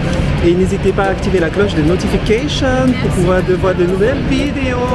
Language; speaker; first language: French; native; French